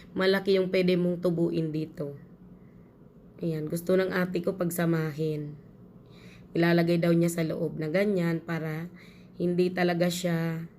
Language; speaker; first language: Filipino; non-native, local second language; Bikol